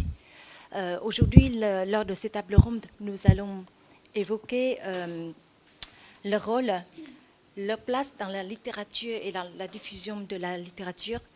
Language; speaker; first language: French; non-native, fluent; Vietnamese